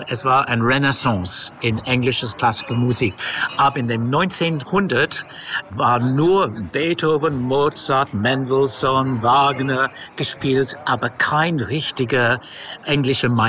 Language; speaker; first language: German; non-native, fluent; English